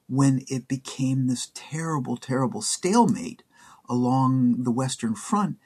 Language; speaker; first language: English; native; English